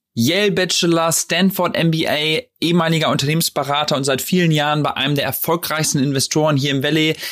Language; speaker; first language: German; native; German